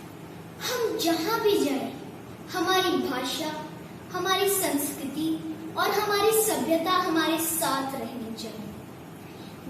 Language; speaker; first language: Hindi; native; Hindi